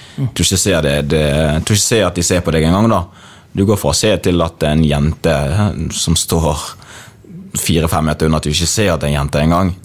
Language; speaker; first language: Norwegian; early bilingual, other home language; Swahili